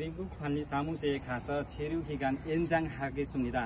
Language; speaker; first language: Korean; non-native, learner; Nepali